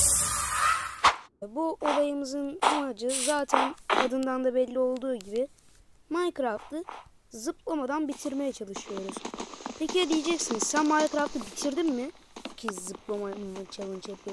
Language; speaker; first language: Turkish; native; Turkish